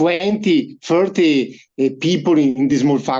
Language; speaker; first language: English; non-native, learner; Italian